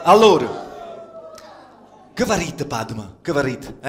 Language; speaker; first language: Italian; early bilingual, other home language; French